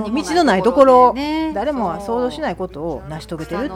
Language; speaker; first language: Japanese; native; Japanese